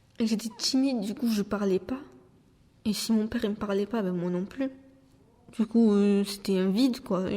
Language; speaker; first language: French; native; French